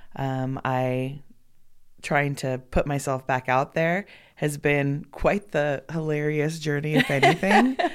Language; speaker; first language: English; native; English